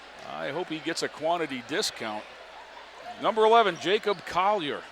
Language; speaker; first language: English; native; English